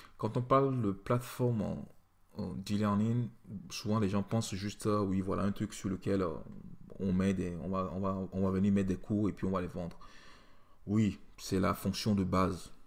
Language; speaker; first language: French; native; French